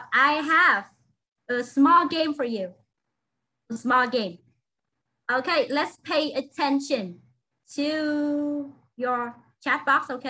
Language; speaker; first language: English; non-native, fluent; Vietnamese